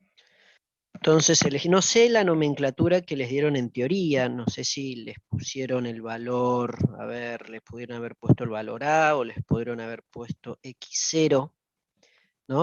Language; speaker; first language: Spanish; native; Spanish